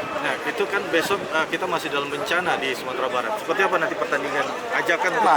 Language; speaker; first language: Indonesian; native; Indonesian